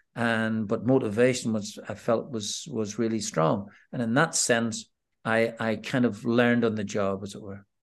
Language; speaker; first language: English; native; English